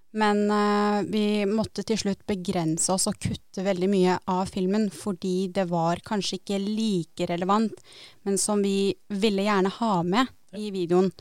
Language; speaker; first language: Norwegian; native; Norwegian